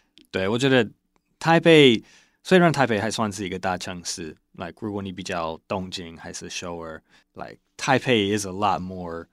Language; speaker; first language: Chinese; non-native, fluent; English